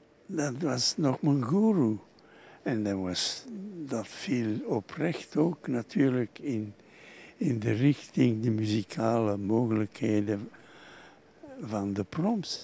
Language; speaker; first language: Dutch; non-native, local second language; French